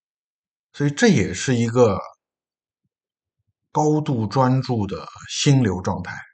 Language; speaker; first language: Chinese; native; Chinese